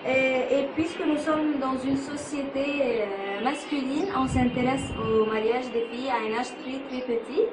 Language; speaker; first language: French; non-native, learner; Arabic